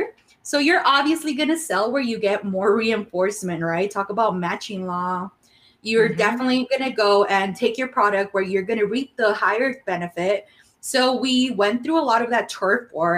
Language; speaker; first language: English; early bilingual, other home language; Spanish